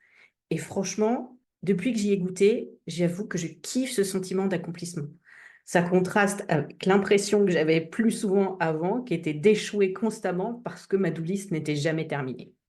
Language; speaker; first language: French; native; French